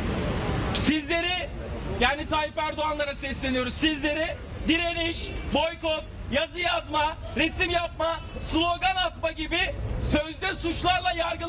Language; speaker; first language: Turkish; native; Turkish